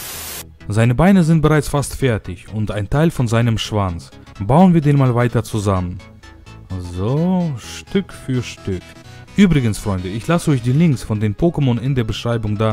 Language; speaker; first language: German; native; German